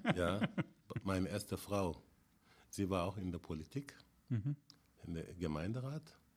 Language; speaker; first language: German; non-native, fluent; Wolof